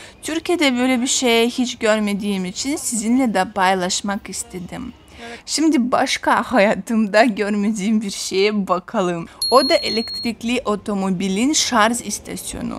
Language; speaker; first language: Turkish; non-native, fluent; Russian